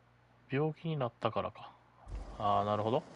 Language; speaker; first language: Japanese; native; Japanese